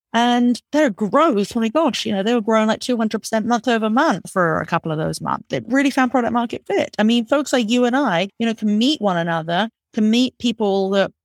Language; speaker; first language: English; native; English